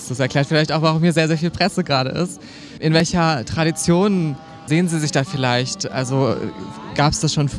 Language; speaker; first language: German; native; German